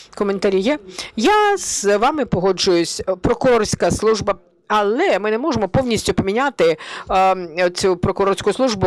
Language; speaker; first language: Ukrainian; early bilingual, heritage; Ukrainian